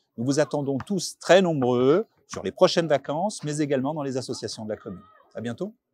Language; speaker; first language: French; native; French